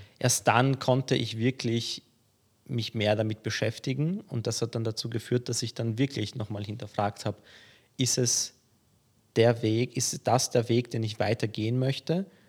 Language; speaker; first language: German; early bilingual, other home language; Polish